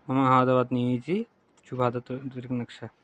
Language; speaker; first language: Arabic; non-native, learner; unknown